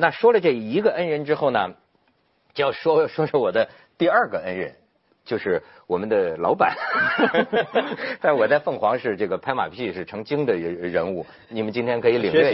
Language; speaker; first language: Chinese; native; Chinese